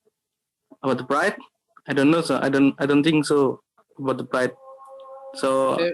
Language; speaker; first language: English; non-native, learner; Indonesian